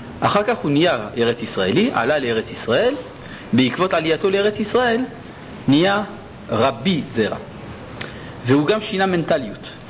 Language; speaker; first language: Hebrew; early bilingual, other home language; French